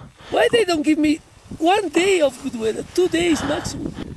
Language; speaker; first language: English; non-native, learner; Italian